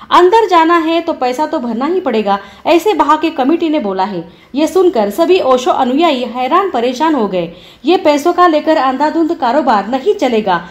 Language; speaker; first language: Hindi; non-native, local second language; Marathi